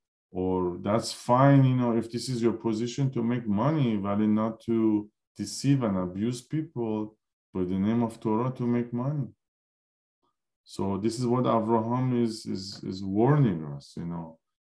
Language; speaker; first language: English; non-native, fluent; Persian